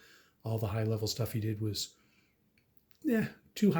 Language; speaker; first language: English; native; English